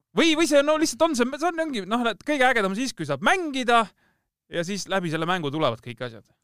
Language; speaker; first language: Estonian; native; Estonian